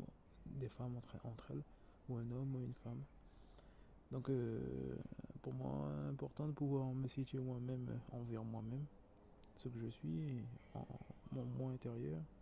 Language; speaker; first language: French; native; French